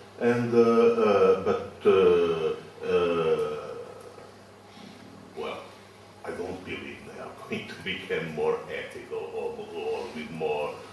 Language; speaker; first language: English; non-native, fluent; Portuguese